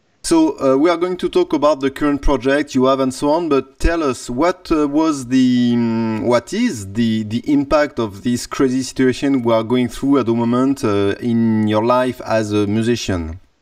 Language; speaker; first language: English; non-native, fluent; French